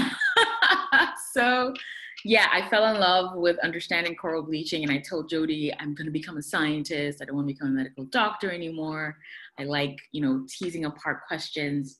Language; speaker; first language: English; non-native, local second language; Akan